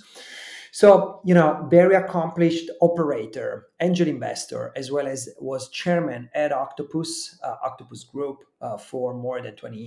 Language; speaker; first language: English; non-native, fluent; Italian